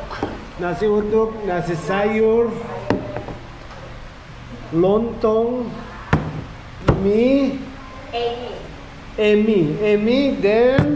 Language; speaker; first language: Indonesian; non-native, learner; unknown